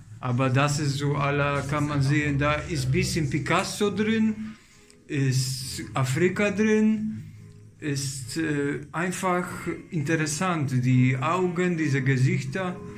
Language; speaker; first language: German; non-native, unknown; Polish